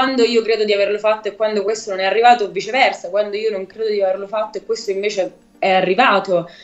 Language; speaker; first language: Italian; native; Italian